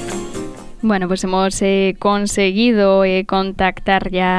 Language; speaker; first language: Spanish; native; Spanish